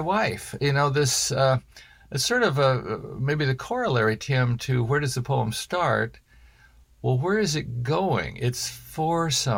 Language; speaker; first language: English; native; English